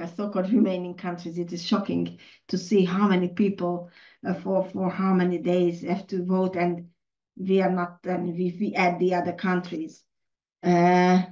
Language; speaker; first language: English; non-native, fluent; Hungarian